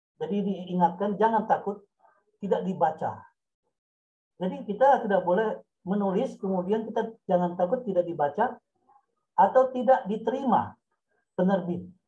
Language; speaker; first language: Indonesian; non-native, local second language; Minangkabau